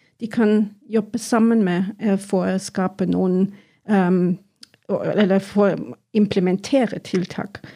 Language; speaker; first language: Norwegian; non-native, fluent; German